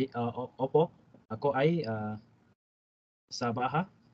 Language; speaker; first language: Filipino; non-native, learner; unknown